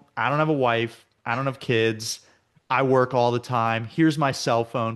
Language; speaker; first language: English; native; English